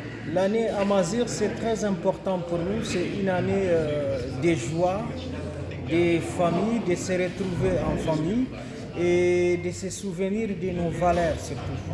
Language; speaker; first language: French; non-native, local second language; Tamasheq